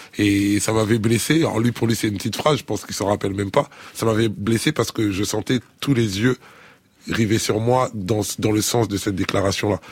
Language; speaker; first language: French; early bilingual, other home language; Lingala